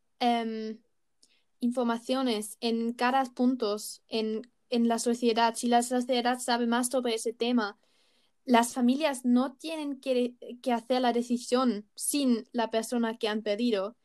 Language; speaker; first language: Spanish; non-native, learner; German